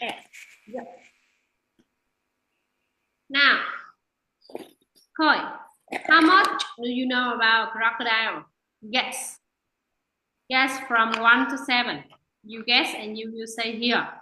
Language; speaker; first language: English; non-native, fluent; Vietnamese